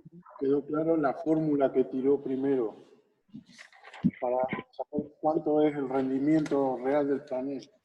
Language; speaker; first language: Spanish; native; Spanish